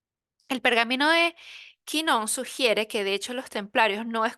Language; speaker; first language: Spanish; native; Spanish